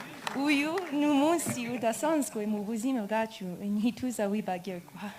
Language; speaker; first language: Kinyarwanda; non-native, learner; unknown